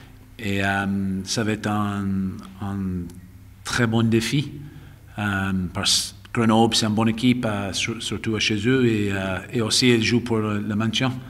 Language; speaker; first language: French; non-native, fluent; English